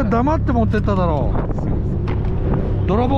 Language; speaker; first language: Japanese; native; Japanese